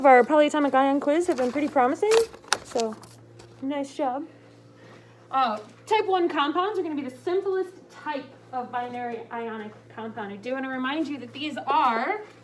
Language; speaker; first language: English; native; English